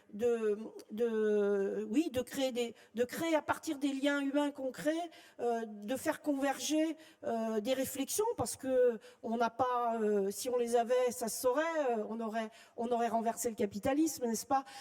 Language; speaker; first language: French; native; French